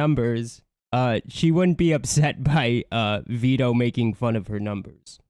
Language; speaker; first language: English; native; English